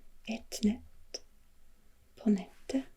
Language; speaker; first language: Norwegian; non-native, learner; German